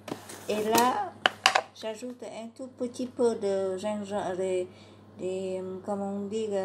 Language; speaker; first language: French; non-native, learner; Vietnamese